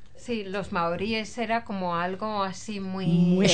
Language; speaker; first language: Spanish; native; Spanish